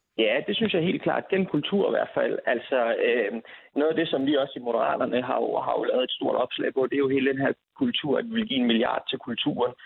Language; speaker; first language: Danish; early bilingual, other home language; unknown